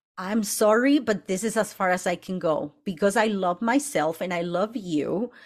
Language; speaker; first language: English; early bilingual, other home language; Spanish